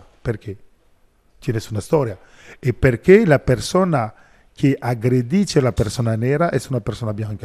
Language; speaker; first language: Spanish; non-native, learner; French